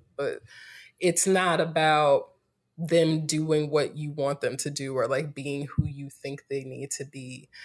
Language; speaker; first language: English; native; English